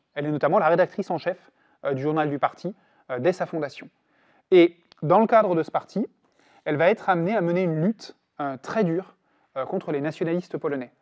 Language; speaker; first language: French; native; French